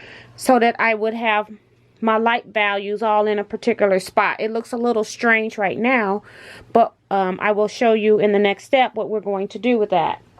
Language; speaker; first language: English; native; English